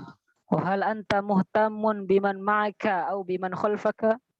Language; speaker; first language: Arabic; non-native, learner; Indonesian